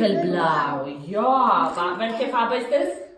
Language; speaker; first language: German; non-native, fluent; Russian